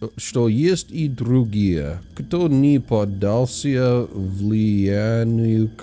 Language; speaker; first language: Russian; non-native, learner; English